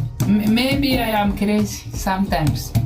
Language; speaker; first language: English; non-native, learner; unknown